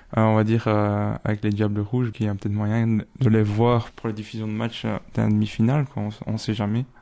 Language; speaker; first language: French; native; French